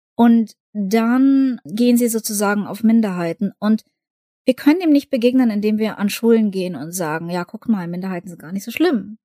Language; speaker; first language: German; early bilingual, other home language; Russian